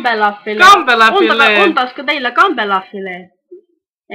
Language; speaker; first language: Finnish; non-native, learner; Estonian